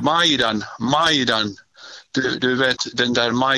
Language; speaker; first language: Swedish; non-native, learner; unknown